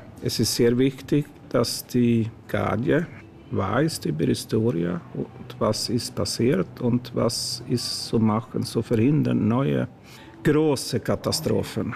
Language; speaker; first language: German; non-native, fluent; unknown